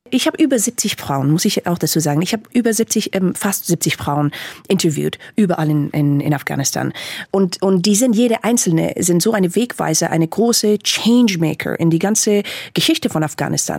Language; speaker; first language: German; non-native, fluent; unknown